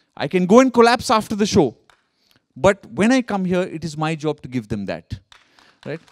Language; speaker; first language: English; non-native, local second language; Hindi